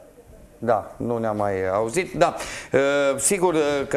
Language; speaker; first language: Romanian; native; Romanian